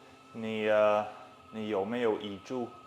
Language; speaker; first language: Chinese; non-native, fluent; English